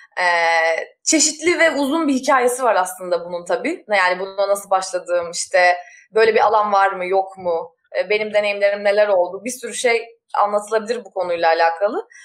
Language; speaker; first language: Turkish; native; Turkish